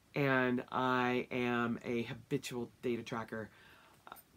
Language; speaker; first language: English; native; English